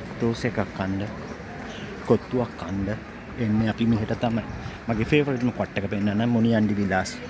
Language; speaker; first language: Sinhala; native; Sinhala